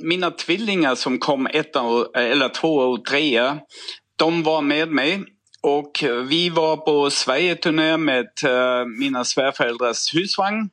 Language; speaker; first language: Swedish; non-native, fluent; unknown